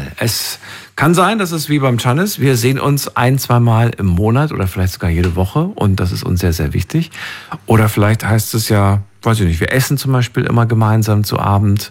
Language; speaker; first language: German; native; German